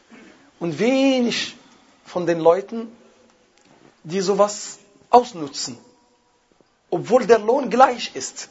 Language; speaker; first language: German; non-native, fluent; Arabic